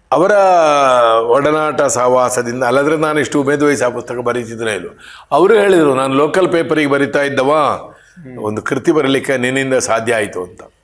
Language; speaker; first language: Kannada; non-native, local second language; Konkani